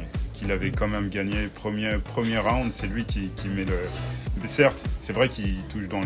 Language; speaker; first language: French; native; French